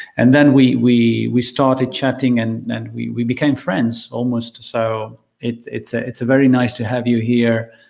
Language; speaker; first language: English; non-native, fluent; Italian